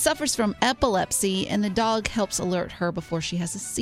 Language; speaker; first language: English; native; English